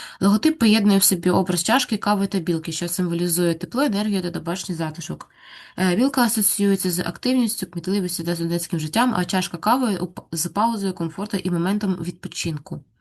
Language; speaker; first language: Ukrainian; native; Ukrainian